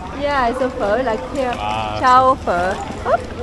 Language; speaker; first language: English; non-native, fluent; French